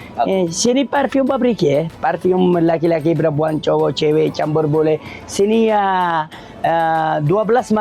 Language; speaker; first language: Indonesian; non-native, learner; Arabic